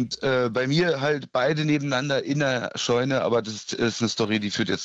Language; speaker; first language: German; native; German